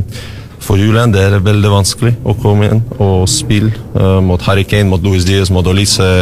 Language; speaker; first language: Norwegian; non-native, learner; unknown